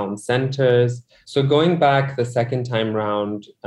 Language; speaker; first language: English; non-native, local second language; Urdu